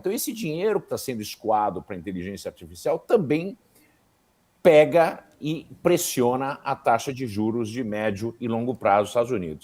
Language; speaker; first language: Portuguese; native; Portuguese